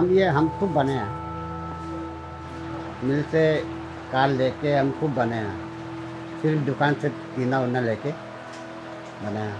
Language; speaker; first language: Hindi; non-native, local second language; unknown